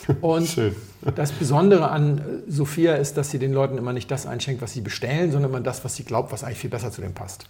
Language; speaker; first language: German; native; German